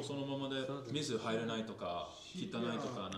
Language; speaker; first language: Japanese; non-native, learner; English